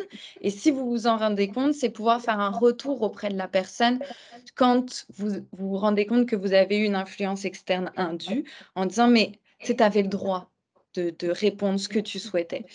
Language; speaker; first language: French; native; French